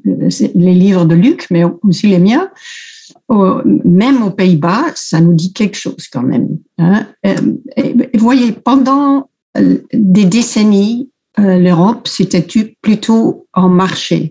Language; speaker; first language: French; non-native, fluent; Dutch